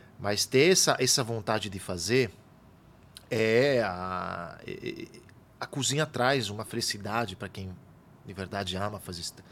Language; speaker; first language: Portuguese; non-native, fluent; Italian